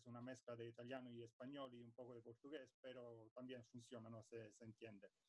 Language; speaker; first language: Spanish; non-native, fluent; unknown